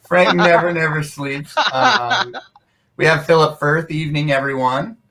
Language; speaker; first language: English; native; English